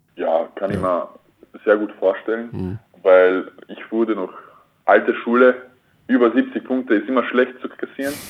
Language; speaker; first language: German; native; German